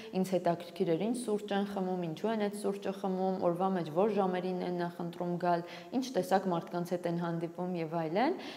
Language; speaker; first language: Armenian; native; Armenian